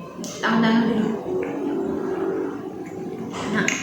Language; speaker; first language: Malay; non-native, local second language; Javanese